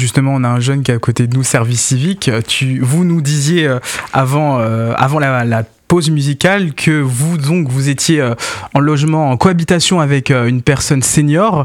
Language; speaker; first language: French; native; French